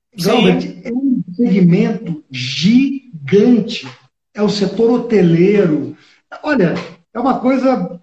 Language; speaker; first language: Portuguese; early bilingual, other home language; Spanish